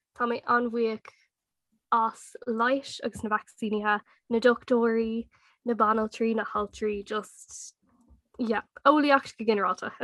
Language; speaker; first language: Irish; non-native, local second language; English